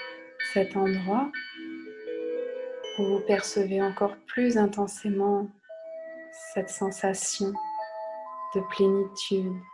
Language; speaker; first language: French; native; French